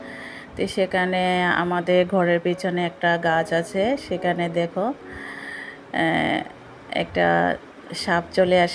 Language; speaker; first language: Bangla; native; Bangla